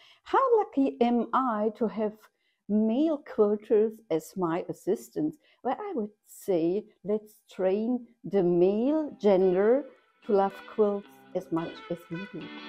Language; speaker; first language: English; non-native, fluent; German